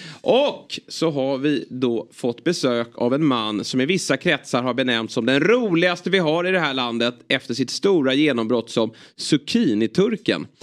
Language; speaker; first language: Swedish; native; Swedish